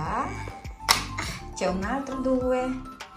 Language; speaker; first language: Italian; non-native, learner; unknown